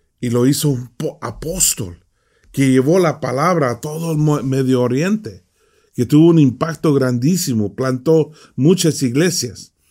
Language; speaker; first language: Spanish; early bilingual, heritage; Spanish